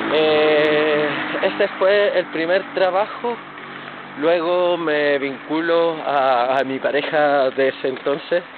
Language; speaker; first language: Spanish; native; Spanish